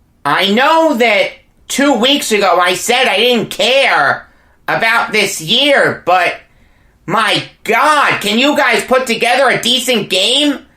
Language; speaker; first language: English; native; English